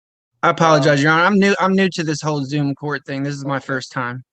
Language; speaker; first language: English; native; English